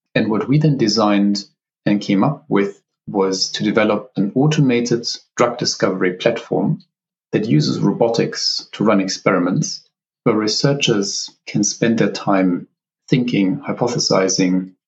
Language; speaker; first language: English; non-native, fluent; German